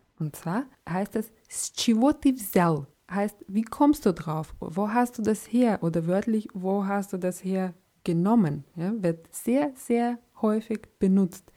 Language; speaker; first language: German; non-native, fluent; Russian